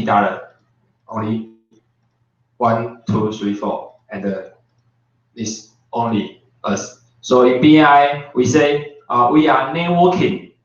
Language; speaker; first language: English; non-native, learner; Chinese